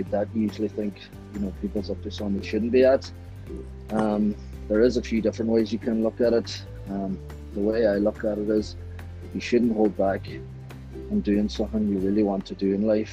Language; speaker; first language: English; native; English